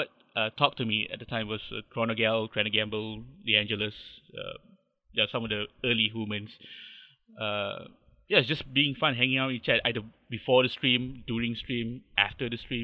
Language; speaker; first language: English; non-native, local second language; Malay